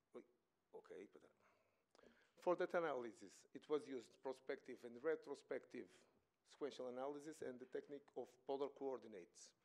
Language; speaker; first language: English; non-native, fluent; Portuguese